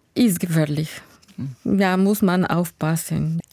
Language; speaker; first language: German; non-native, learner; Spanish